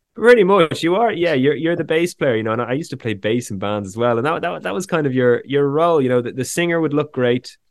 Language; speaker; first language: English; native; English